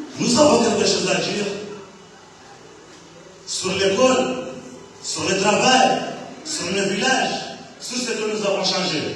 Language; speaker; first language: French; non-native, local second language; Comorian